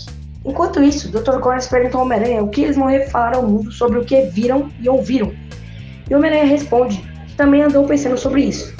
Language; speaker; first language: Portuguese; native; Portuguese